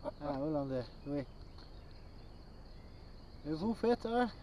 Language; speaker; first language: French; non-native, learner; Dutch